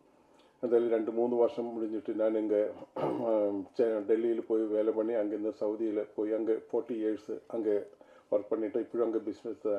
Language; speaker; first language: Tamil; non-native, learner; Malayalam